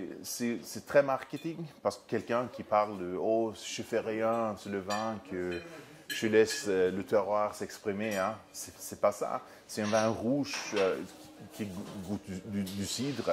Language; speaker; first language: French; non-native, fluent; Swedish